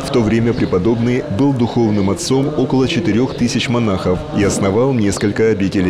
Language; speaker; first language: Russian; native; Russian